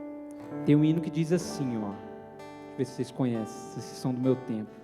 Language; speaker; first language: Portuguese; native; Portuguese